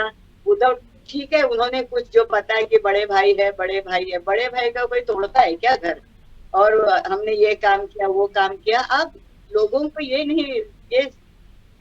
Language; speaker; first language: Hindi; non-native, local second language; Marathi